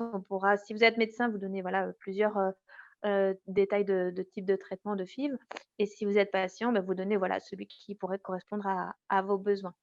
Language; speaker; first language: French; native; French